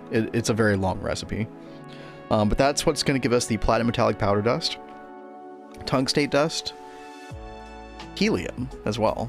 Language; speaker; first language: English; native; English